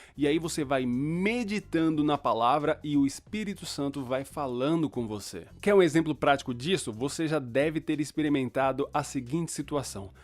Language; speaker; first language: Portuguese; early bilingual, other home language; Spanish